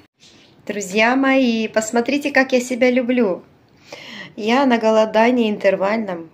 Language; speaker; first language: Russian; native; Russian